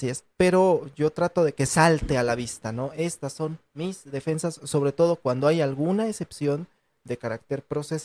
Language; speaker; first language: Spanish; native; Spanish